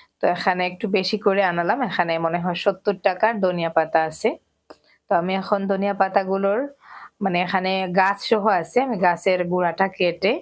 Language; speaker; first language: Bangla; native; Bangla